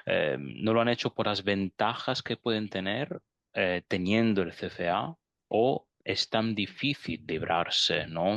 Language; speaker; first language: Spanish; non-native, fluent; French